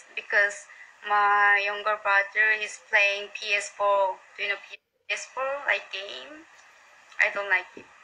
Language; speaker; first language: English; non-native, learner; Korean